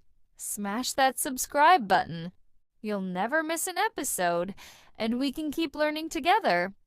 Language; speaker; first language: English; non-native, fluent; Spanish